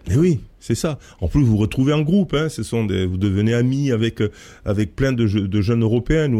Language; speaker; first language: French; native; French